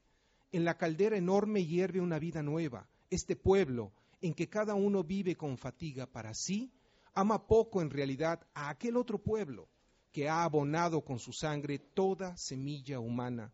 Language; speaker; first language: Spanish; native; Spanish